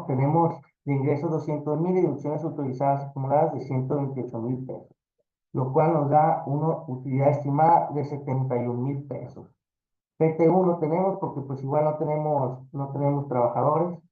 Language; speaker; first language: Spanish; native; Spanish